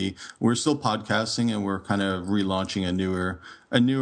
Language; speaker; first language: English; native; English